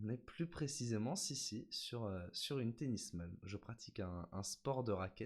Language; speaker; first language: French; native; French